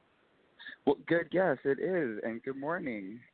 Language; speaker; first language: English; native; English